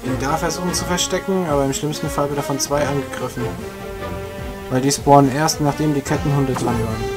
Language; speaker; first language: German; native; German